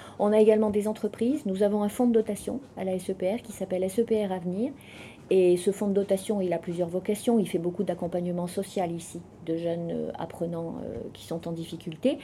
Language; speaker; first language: French; native; French